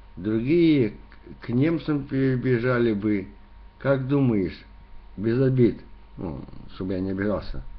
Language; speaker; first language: Russian; native; Russian